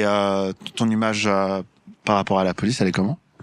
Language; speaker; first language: French; native; French